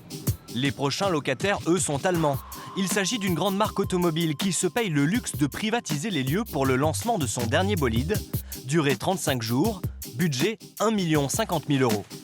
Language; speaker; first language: French; native; French